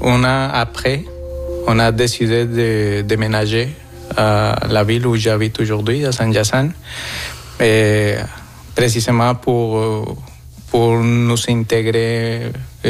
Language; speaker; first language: French; non-native, fluent; Spanish